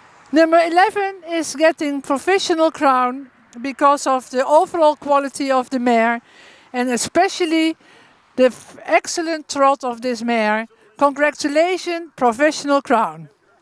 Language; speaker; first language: English; non-native, fluent; Dutch